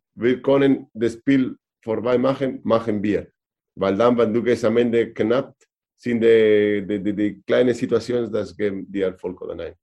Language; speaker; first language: German; non-native, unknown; Spanish